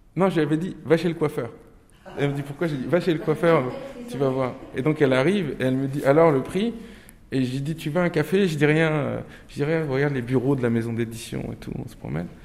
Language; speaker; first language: French; early bilingual, other home language; Turkish